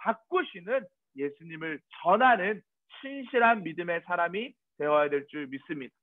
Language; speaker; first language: Korean; native; Korean